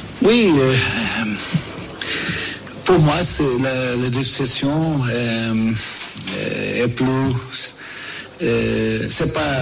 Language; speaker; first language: French; non-native, learner; Portuguese